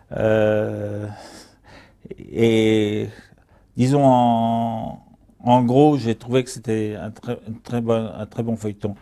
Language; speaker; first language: French; early bilingual, other home language; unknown